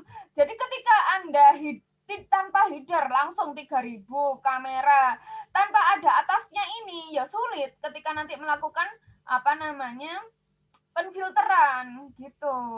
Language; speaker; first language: Indonesian; native; Indonesian